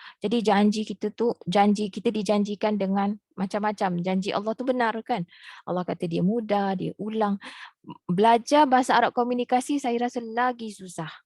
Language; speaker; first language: Malay; native; Malay